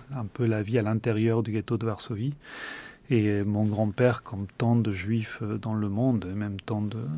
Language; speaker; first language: French; early bilingual, other home language; Spanish